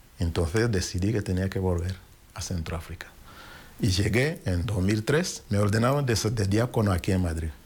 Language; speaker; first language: Spanish; non-native, fluent; Kinyarwanda